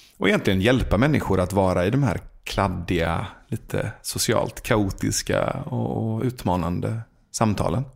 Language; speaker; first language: Swedish; early bilingual, other home language; Persian